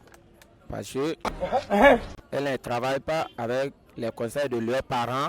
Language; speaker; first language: French; non-native, local second language; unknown